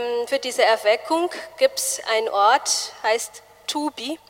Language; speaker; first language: German; non-native, fluent; Malagasy